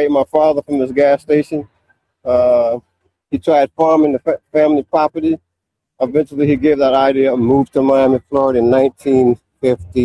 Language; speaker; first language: English; native; English